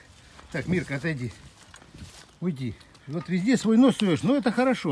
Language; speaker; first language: Russian; native; Russian